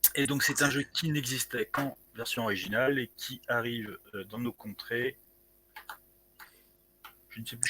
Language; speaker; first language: French; native; French